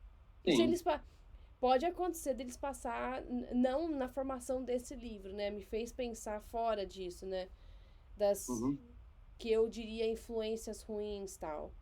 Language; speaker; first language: Portuguese; native; Portuguese